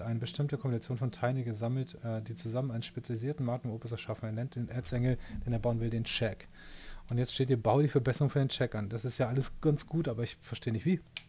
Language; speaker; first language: German; native; German